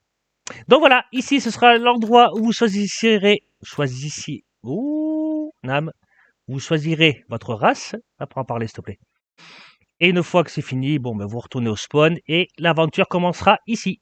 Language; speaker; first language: French; native; French